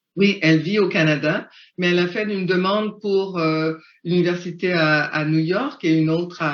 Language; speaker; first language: French; early bilingual, other home language; Haitian Creole